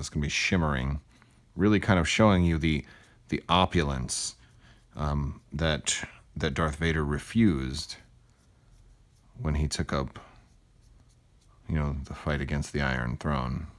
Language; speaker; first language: English; native; English